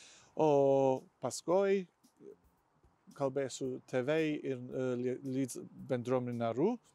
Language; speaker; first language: Lithuanian; non-native, learner; English